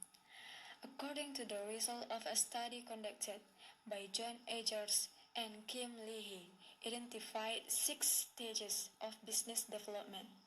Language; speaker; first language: English; non-native, learner; Indonesian